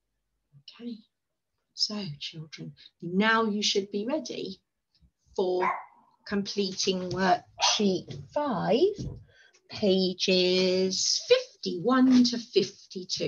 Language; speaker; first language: English; native; English